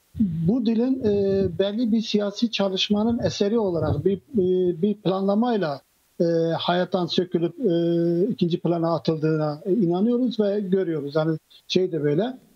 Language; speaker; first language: Turkish; non-native, local second language; Kurdish